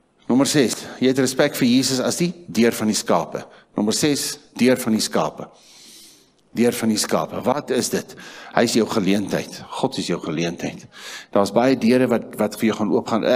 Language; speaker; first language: Afrikaans; native; Afrikaans